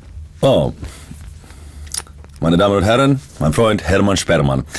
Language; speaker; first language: German; non-native, learner; Finnish